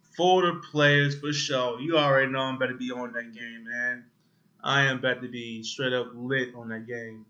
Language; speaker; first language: English; native; English